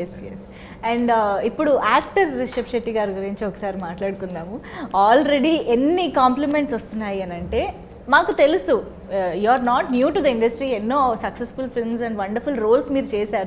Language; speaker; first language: Telugu; native; Telugu